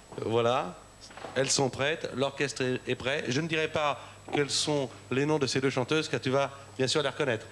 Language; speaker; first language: French; native; French